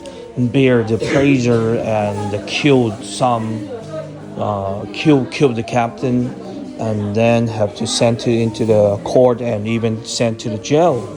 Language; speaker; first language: English; non-native, fluent; Chinese